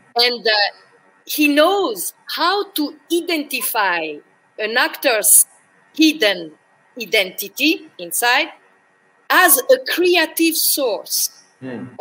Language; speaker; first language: English; non-native, learner; French